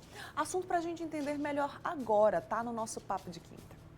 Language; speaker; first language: Portuguese; native; Portuguese